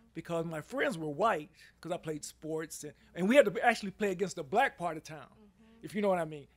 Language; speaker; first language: English; native; English